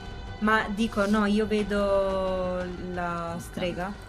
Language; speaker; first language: Italian; native; Italian